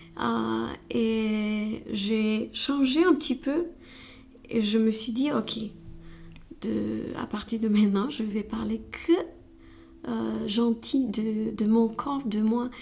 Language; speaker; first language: French; non-native, learner; Romanian